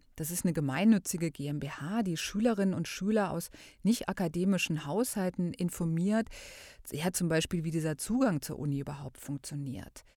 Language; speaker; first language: German; native; German